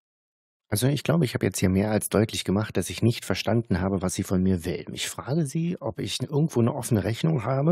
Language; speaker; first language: German; native; German